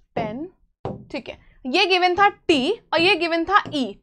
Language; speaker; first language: Hindi; native; Hindi